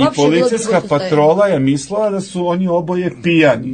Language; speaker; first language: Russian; non-native, learner; Serbian